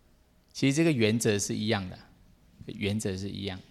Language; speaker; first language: Chinese; native; Chinese